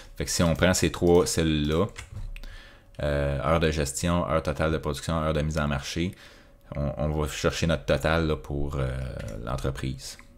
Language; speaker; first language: French; native; French